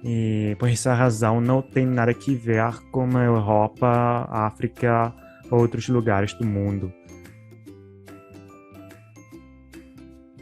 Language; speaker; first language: Portuguese; non-native, fluent; Italian